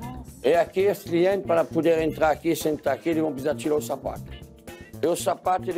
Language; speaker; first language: Portuguese; non-native, fluent; French